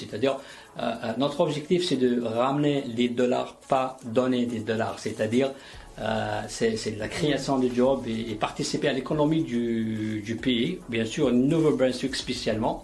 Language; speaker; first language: French; non-native, local second language; Arabic